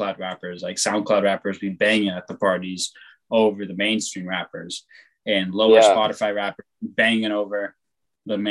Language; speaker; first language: English; native; English